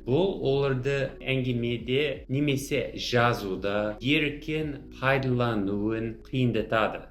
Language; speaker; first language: Kazakh; non-native, fluent; English